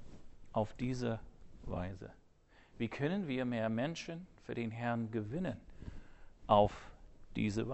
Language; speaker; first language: German; non-native, fluent; English